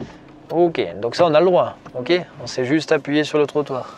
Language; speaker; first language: French; native; French